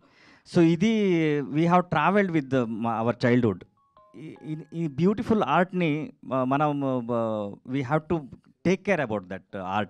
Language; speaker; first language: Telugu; non-native, learner; Kannada